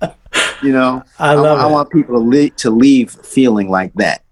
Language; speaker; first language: English; native; English